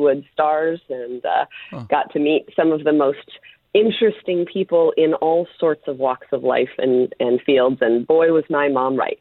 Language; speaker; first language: English; native; English